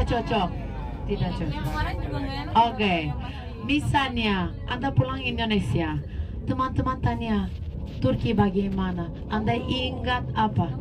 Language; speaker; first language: Indonesian; non-native, fluent; Turkish